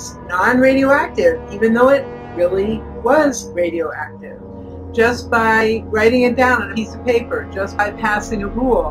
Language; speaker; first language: English; native; English